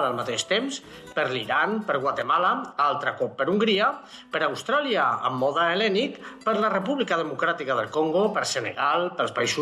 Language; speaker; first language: Catalan; native; Catalan